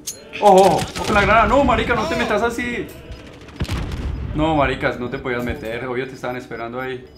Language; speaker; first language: Spanish; native; Spanish